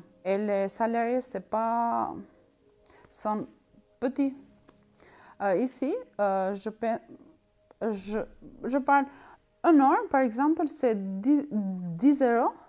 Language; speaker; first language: French; non-native, learner; Albanian